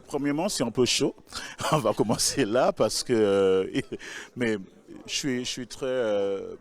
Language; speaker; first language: French; non-native, local second language; English